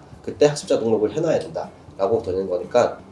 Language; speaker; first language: Korean; native; Korean